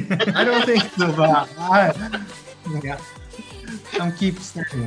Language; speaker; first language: English; non-native, fluent; Japanese